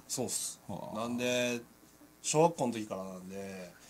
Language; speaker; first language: Japanese; native; Japanese